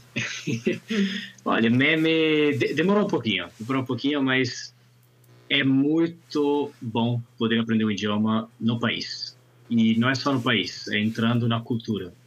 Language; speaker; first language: Portuguese; non-native, fluent; Italian